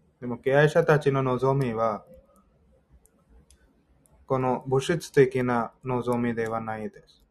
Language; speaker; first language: Japanese; non-native, fluent; Hindi